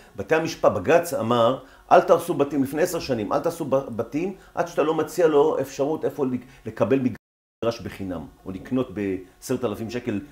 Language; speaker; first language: Hebrew; native; Hebrew